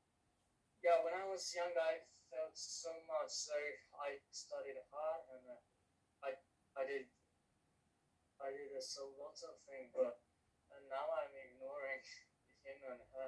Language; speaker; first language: English; non-native, learner; Korean